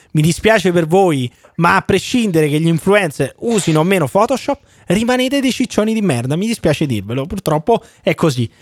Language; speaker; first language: Italian; native; Italian